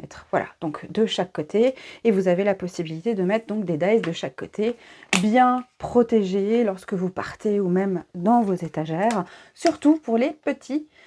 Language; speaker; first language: French; native; French